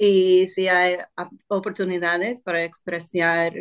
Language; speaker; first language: Spanish; non-native, fluent; English